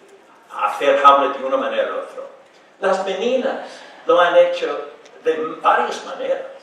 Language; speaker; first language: Spanish; non-native, fluent; English